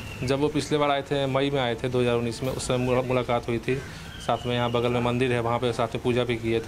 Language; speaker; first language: Hindi; native; Hindi